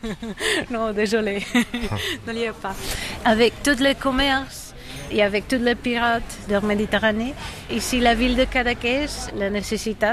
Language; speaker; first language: French; non-native, learner; Catalan